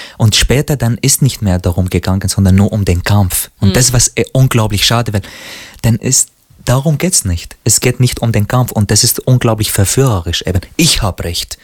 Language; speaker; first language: German; non-native, fluent; Arabic